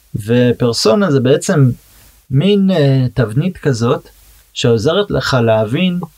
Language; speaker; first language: Hebrew; early bilingual, heritage; Hebrew